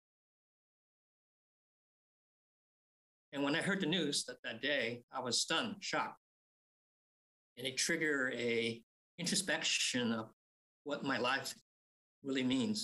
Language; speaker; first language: English; native; English